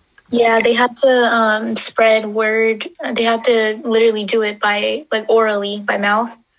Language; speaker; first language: English; native; English